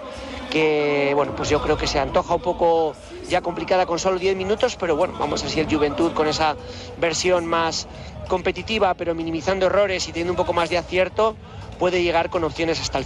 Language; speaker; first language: Spanish; native; Spanish